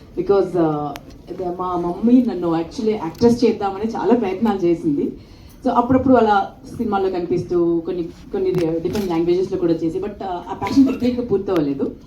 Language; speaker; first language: Telugu; native; Telugu